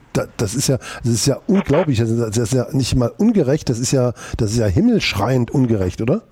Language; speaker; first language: German; native; German